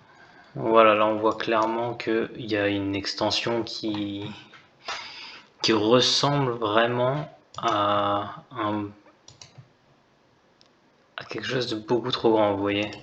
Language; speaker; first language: French; native; French